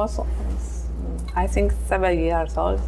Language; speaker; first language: English; non-native, learner; Spanish